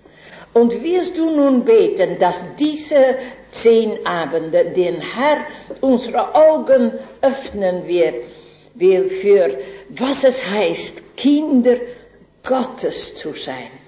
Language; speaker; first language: German; non-native, fluent; Dutch